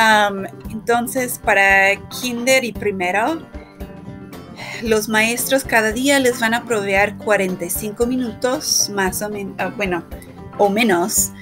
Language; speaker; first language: Spanish; non-native, fluent; English